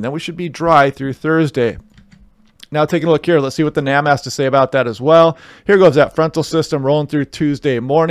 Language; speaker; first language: English; native; English